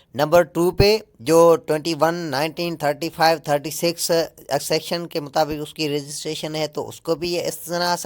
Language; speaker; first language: Urdu; native; Urdu